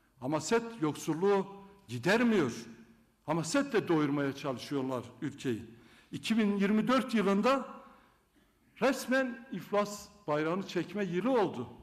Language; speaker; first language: Turkish; non-native, local second language; Kurdish